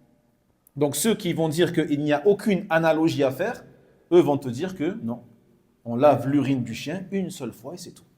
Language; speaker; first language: French; native; French